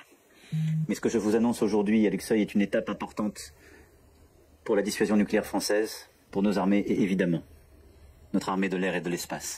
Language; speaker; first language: French; native; French